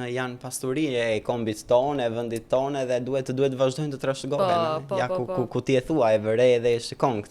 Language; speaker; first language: Albanian; native; Albanian